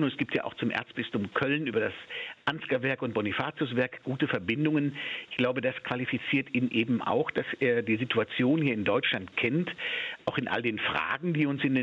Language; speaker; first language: German; native; German